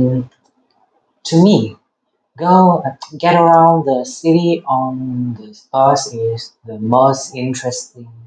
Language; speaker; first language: English; non-native, learner; Vietnamese